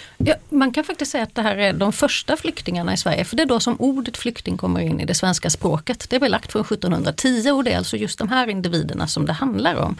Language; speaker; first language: Swedish; native; Swedish